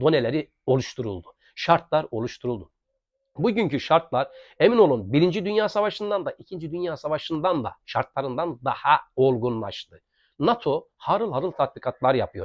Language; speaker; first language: Turkish; native; Turkish